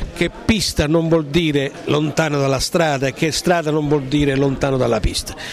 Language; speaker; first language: Italian; native; Italian